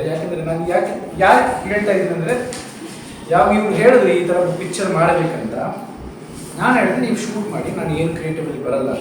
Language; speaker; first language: Kannada; non-native, local second language; Tulu